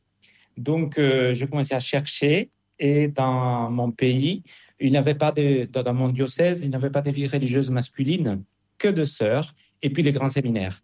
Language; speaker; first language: French; non-native, fluent; Spanish